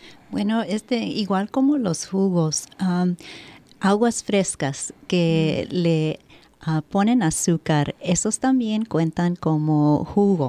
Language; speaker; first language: Spanish; early bilingual, heritage; Spanish